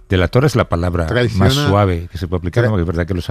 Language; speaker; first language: Spanish; native; Spanish